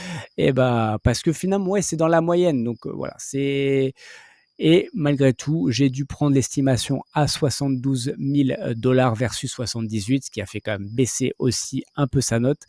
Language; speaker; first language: French; native; French